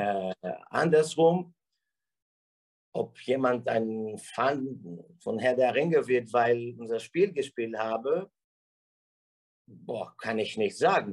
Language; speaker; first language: German; non-native, fluent; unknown